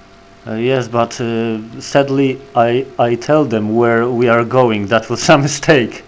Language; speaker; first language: English; non-native, learner; Polish